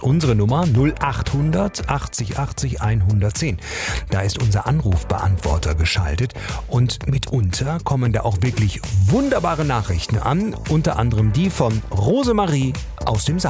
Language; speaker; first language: German; native; German